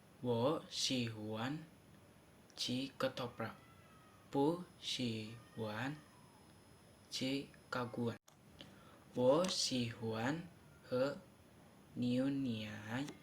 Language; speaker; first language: Chinese; non-native, learner; Indonesian